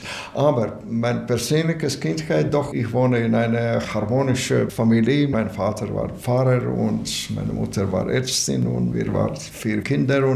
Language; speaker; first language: German; non-native, learner; Latvian